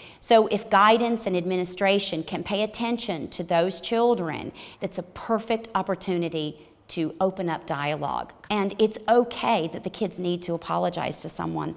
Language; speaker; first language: English; native; English